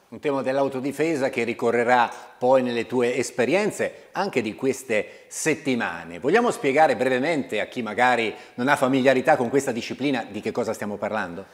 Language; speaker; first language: Italian; native; Italian